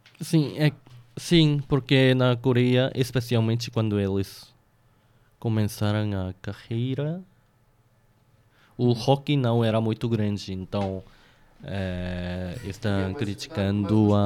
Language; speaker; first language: Portuguese; non-native, fluent; Korean